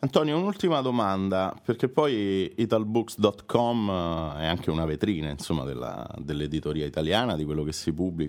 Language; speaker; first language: Italian; native; Italian